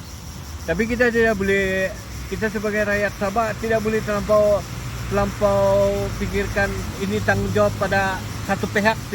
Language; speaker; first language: Malay; native; Malay